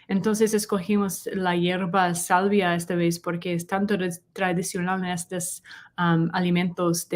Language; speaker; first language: Spanish; non-native, learner; English